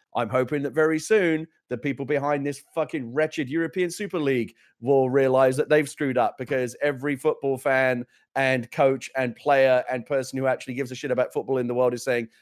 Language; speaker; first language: English; native; English